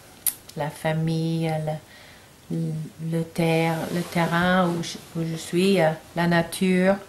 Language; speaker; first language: French; non-native, learner; English